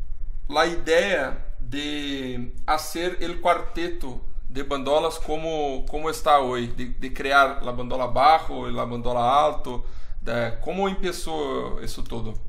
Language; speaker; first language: Spanish; non-native, fluent; Portuguese